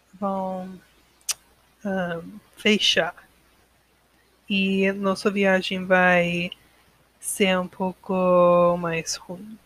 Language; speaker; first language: Portuguese; non-native, learner; English